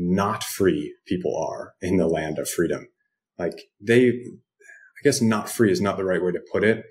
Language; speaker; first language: English; native; English